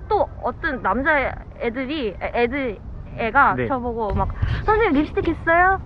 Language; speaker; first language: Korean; non-native, fluent; Filipino